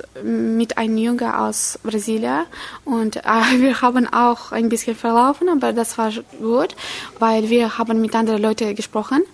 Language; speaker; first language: German; non-native, learner; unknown